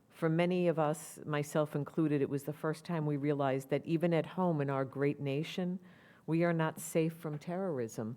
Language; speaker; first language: English; native; English